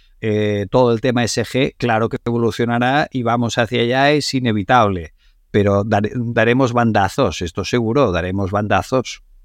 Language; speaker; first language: Spanish; non-native, local second language; Catalan